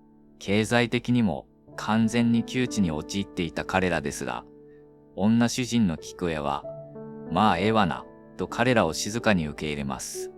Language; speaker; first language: Japanese; native; Japanese